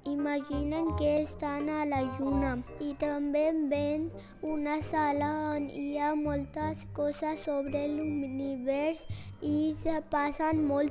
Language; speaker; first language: Catalan; non-native, learner; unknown